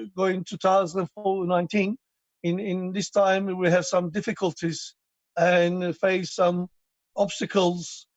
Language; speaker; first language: English; non-native, learner; Turkish